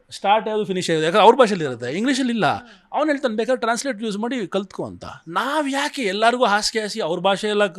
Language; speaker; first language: Kannada; native; Kannada